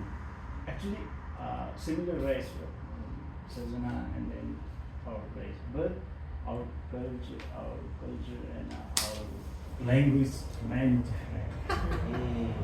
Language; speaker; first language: English; non-native, learner; Nepali